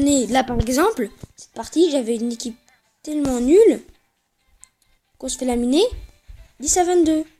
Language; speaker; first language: French; native; French